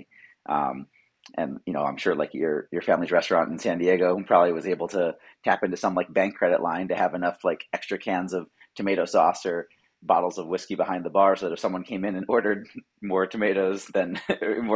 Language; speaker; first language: English; native; English